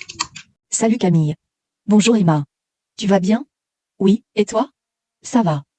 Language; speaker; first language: French; non-native, learner; Indonesian